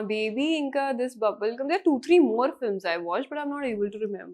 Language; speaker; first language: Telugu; non-native, learner; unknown